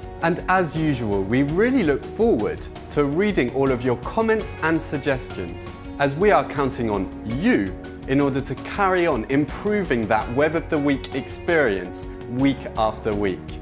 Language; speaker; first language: English; early bilingual, other home language; French